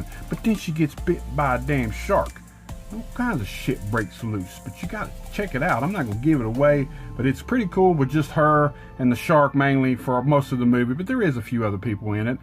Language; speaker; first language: English; native; English